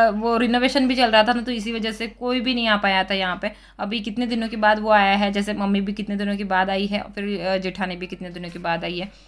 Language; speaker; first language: Hindi; non-native, local second language; Marathi